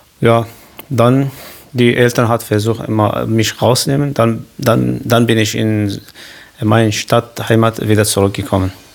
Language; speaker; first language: German; non-native, learner; Kurdish